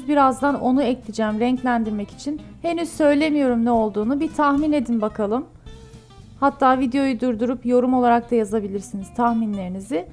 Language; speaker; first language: Turkish; native; Turkish